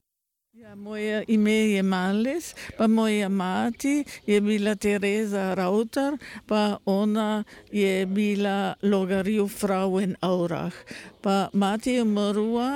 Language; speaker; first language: Slovenian; early bilingual, heritage; German